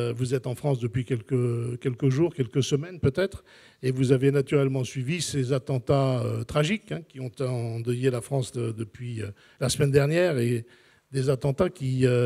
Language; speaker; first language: French; native; French